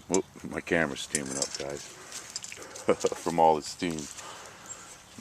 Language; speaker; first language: English; native; English